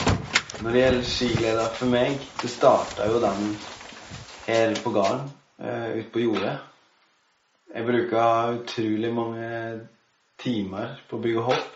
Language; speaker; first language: Norwegian; native; Norwegian